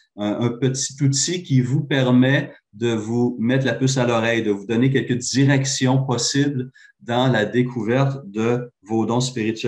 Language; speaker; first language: French; native; French